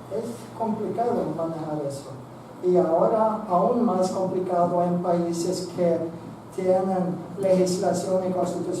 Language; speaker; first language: Spanish; non-native, fluent; Swedish